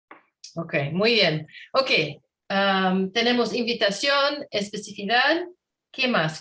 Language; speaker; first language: Spanish; non-native, learner; English